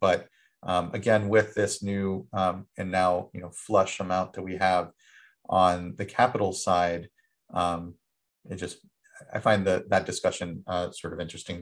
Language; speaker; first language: English; early bilingual, other home language; Spanish